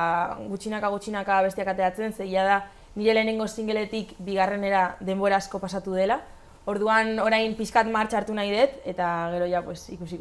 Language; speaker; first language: Basque; non-native, local second language; Spanish